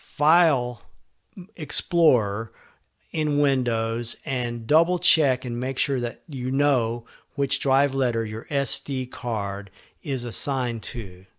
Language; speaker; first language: English; native; English